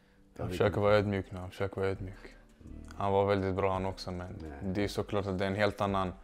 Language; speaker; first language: Swedish; native; Swedish